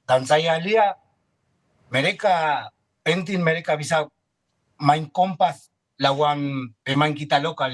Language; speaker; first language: Indonesian; non-native, fluent; Spanish